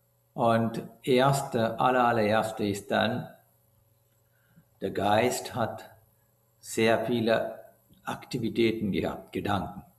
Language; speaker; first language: German; non-native, learner; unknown